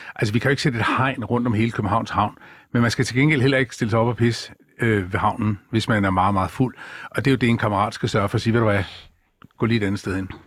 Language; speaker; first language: Danish; native; Danish